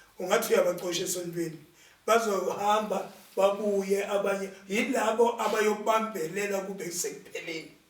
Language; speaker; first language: Zulu; native; Zulu